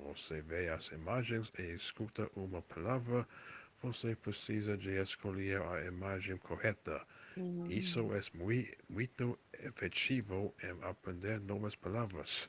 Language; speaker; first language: Portuguese; non-native, learner; English